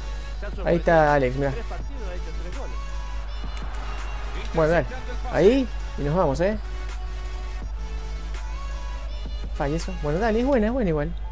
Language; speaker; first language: Spanish; native; Spanish